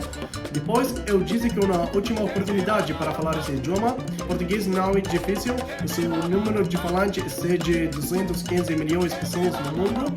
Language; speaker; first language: Portuguese; non-native, learner; Arabic